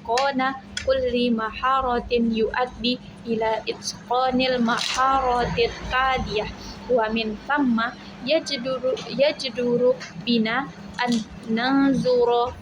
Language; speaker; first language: Arabic; non-native, learner; Indonesian